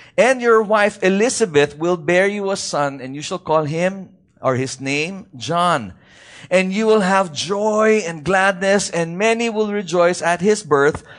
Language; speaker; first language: English; non-native, local second language; Filipino